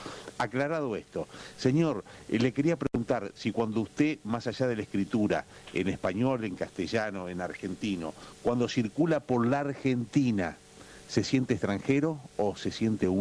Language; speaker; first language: Spanish; native; Spanish